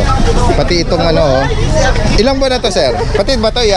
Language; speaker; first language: Filipino; native; Filipino